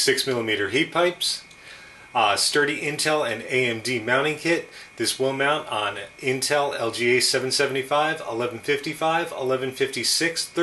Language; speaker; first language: English; native; English